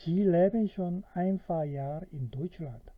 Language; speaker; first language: German; non-native, fluent; Korean